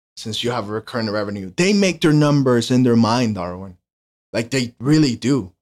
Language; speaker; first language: English; non-native, fluent; Spanish